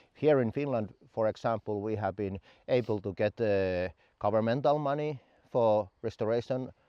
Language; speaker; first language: English; non-native, fluent; Finnish